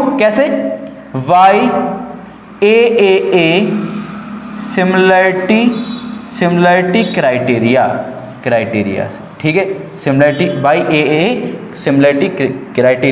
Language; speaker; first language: Hindi; native; Hindi